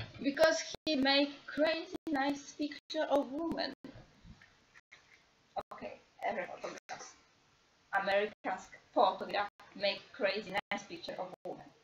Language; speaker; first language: English; non-native, learner; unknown